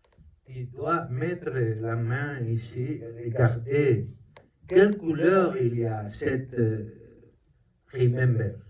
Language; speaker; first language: French; non-native, learner; Spanish